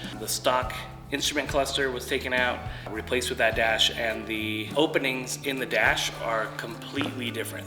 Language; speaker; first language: English; native; English